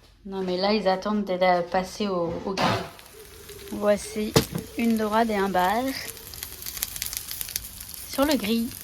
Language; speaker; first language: French; native; French